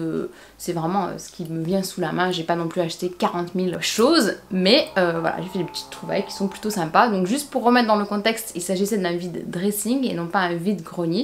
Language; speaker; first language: French; native; French